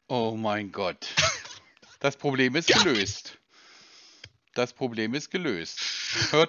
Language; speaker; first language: German; native; German